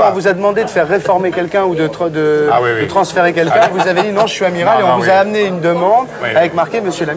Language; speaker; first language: French; native; French